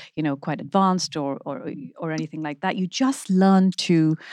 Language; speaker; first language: English; non-native, local second language; Urdu